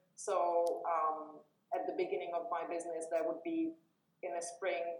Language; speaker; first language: English; non-native, fluent; Czech